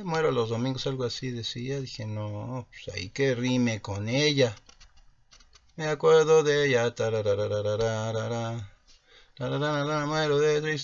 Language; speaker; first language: Spanish; native; Spanish